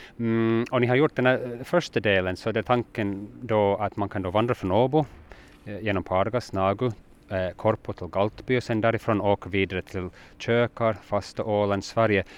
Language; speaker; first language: Swedish; native; Swedish